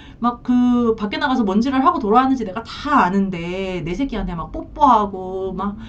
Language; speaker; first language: Korean; native; Korean